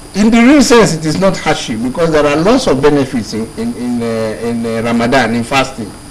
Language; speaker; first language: English; non-native, local second language; Yoruba